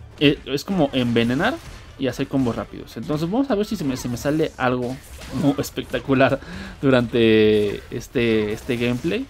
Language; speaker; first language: Spanish; native; Spanish